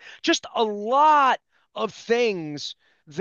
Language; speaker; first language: English; native; English